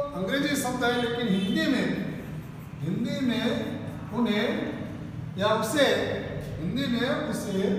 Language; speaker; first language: Hindi; non-native, local second language; Gujarati